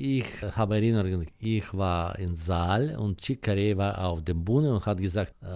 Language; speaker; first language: German; non-native, learner; Russian